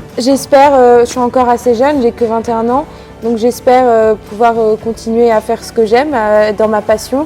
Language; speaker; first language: French; native; French